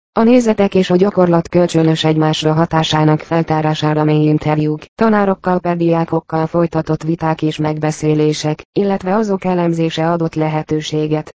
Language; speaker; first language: Hungarian; native; Hungarian